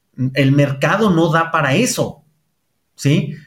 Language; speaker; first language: Spanish; native; Spanish